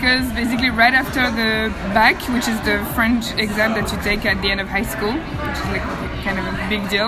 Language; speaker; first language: English; non-native, fluent; French